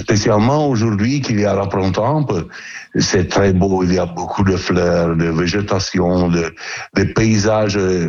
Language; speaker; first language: French; non-native, learner; Italian